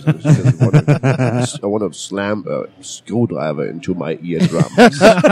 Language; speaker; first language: English; non-native, fluent; German